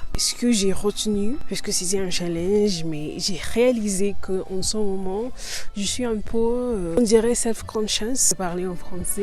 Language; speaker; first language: French; non-native, learner; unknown